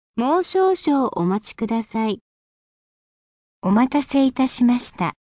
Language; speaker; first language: Japanese; native; Japanese